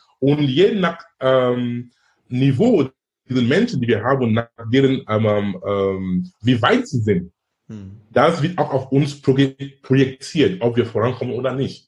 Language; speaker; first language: German; non-native, fluent; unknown